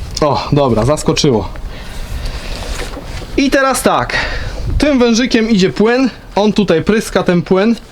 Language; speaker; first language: Polish; native; Polish